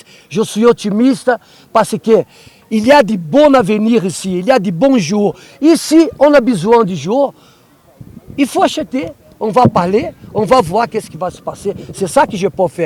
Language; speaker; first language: French; non-native, learner; Portuguese